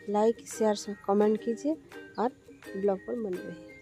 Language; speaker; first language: Hindi; non-native, local second language; Odia